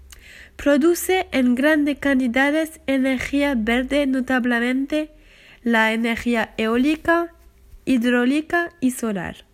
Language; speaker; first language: Spanish; non-native, learner; French